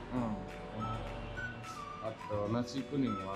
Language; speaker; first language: Japanese; non-native, learner; Indonesian